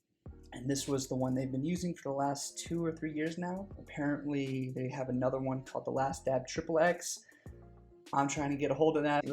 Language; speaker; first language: English; native; English